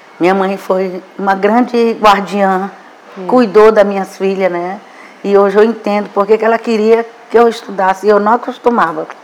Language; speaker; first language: Portuguese; non-native, local second language; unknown